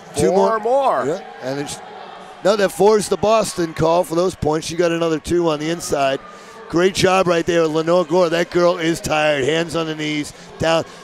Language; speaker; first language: English; native; English